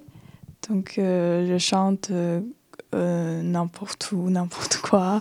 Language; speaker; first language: French; non-native, fluent; Chinese